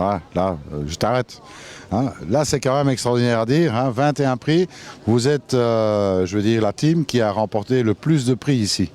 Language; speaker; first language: French; native; French